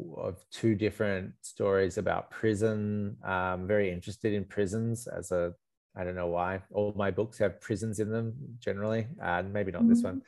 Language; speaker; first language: English; native; English